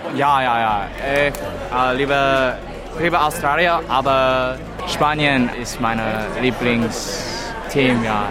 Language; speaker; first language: German; non-native, learner; English